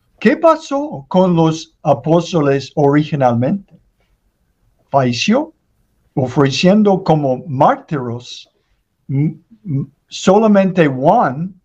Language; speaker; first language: Spanish; non-native, learner; English